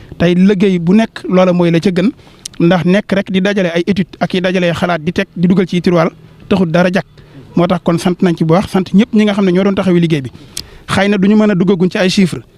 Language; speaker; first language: Wolof; native; Wolof